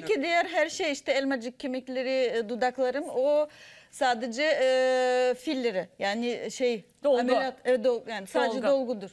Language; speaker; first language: Turkish; non-native, fluent; Russian